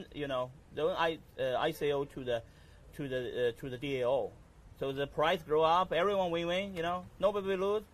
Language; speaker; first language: English; non-native, learner; Chinese